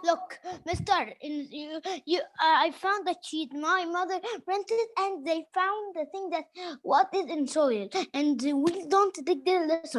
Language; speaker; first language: English; non-native, learner; Arabic